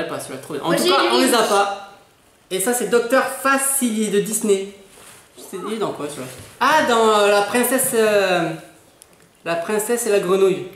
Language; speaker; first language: French; native; French